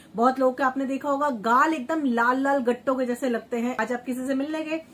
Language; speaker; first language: Hindi; native; Hindi